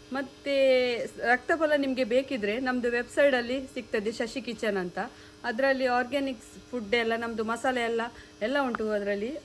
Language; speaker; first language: Kannada; non-native, local second language; Tulu